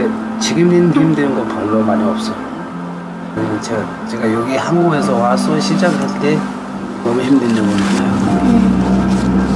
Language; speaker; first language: Korean; non-native, learner; Tibetan